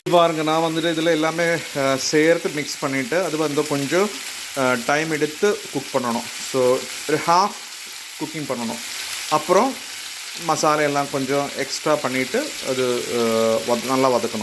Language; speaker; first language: Tamil; non-native, learner; Malayalam